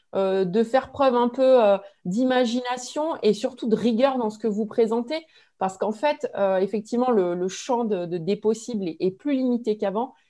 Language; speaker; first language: French; native; French